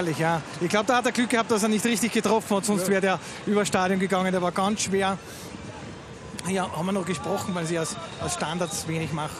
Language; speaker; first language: German; native; German